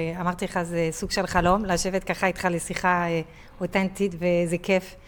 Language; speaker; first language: Hebrew; non-native, fluent; French